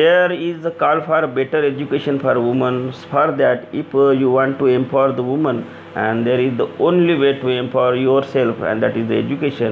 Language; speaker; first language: English; non-native, local second language; Marathi